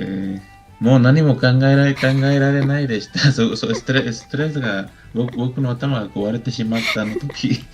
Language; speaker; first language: Japanese; non-native, learner; Spanish